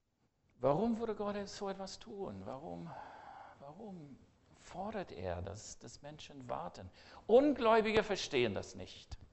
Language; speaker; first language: German; non-native, fluent; English